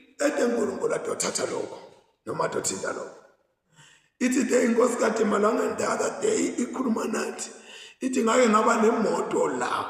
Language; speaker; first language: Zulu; non-native, local second language; Swati